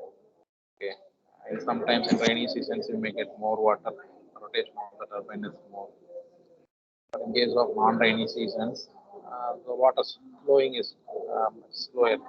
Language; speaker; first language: English; non-native, local second language; Tamil